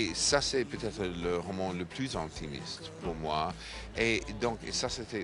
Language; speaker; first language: French; non-native, fluent; English